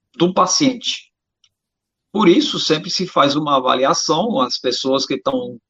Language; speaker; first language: Portuguese; non-native, fluent; German